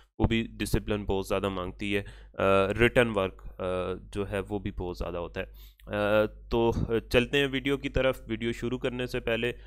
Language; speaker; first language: Urdu; native; Urdu